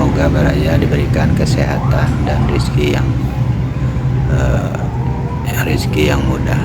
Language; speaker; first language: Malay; non-native, local second language; Sundanese